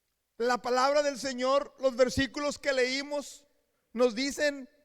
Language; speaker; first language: Spanish; native; Spanish